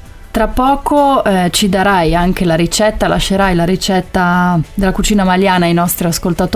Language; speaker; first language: Italian; native; Italian